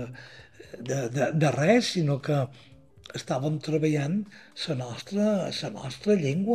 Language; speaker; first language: Catalan; native; Catalan